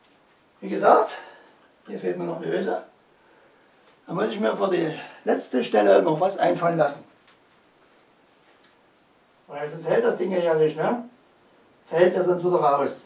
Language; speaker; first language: German; native; German